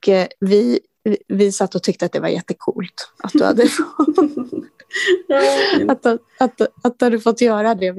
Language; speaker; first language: Swedish; native; Swedish